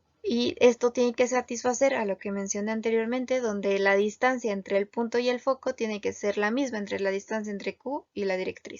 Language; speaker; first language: Spanish; native; Spanish